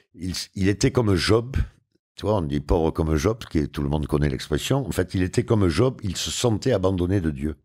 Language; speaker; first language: French; native; French